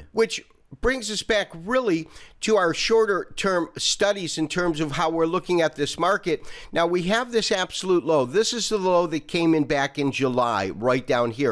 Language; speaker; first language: English; native; English